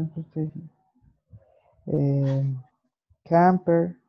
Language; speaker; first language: English; non-native, learner; Spanish